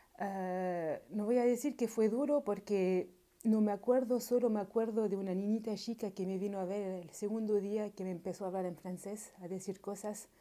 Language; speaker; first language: Spanish; early bilingual, heritage; Spanish